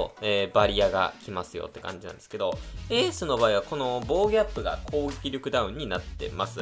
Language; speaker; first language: Japanese; native; Japanese